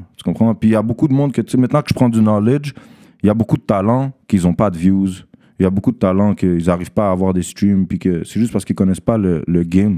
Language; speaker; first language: French; early bilingual, other home language; Russian